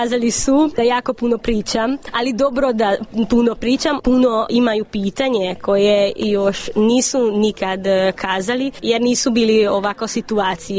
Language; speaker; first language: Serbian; non-native, learner; Hungarian